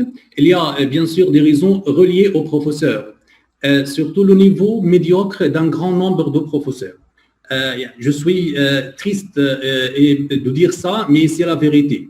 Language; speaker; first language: French; non-native, fluent; Arabic